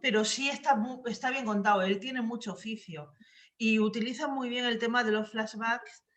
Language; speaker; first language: Spanish; native; Spanish